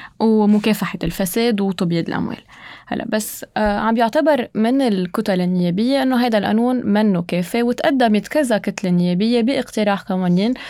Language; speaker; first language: Arabic; native; Arabic